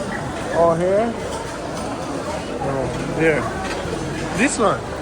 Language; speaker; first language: English; non-native, learner; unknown